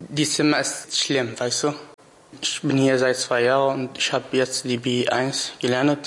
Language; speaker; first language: German; non-native, learner; Arabic